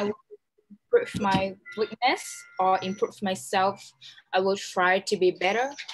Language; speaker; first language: English; non-native, learner; Vietnamese